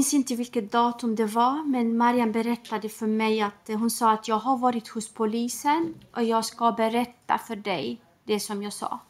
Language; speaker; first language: Swedish; non-native, fluent; Arabic